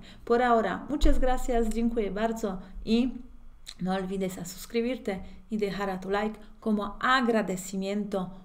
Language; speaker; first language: Spanish; non-native, fluent; Polish